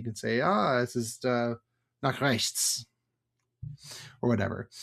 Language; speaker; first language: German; non-native, fluent; English